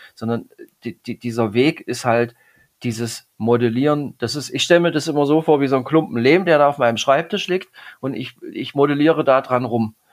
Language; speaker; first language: German; native; German